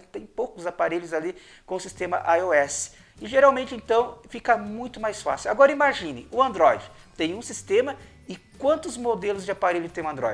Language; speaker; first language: Portuguese; native; Portuguese